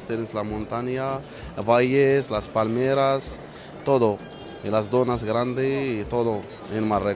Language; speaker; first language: Spanish; non-native, learner; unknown